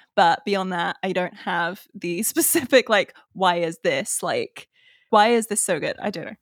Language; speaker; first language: English; native; English